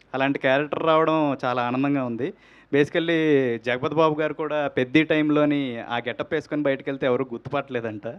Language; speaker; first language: Telugu; native; Telugu